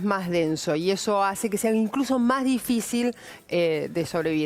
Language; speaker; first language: Spanish; native; Spanish